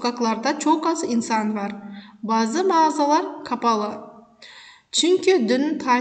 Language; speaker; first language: Turkish; non-native, fluent; Kazakh